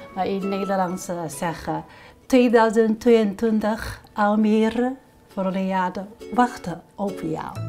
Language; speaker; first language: Dutch; non-native, learner; Chinese